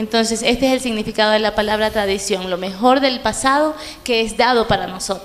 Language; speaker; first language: Spanish; native; Spanish